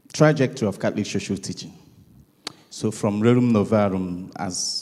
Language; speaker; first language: English; non-native, local second language; Igbo